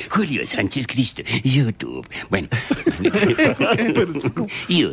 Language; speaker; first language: Spanish; native; Spanish